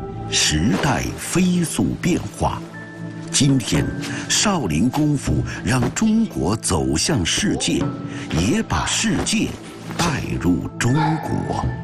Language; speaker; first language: Chinese; native; Chinese